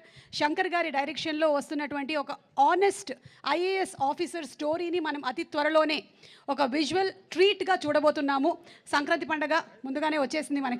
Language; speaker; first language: Telugu; native; Telugu